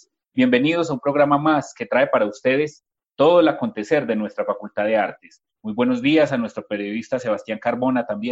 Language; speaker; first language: Spanish; native; Spanish